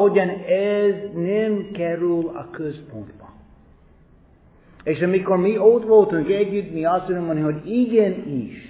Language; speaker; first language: Hungarian; non-native, fluent; English